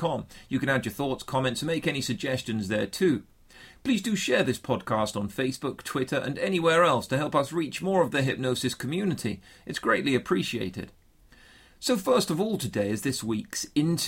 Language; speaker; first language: English; native; English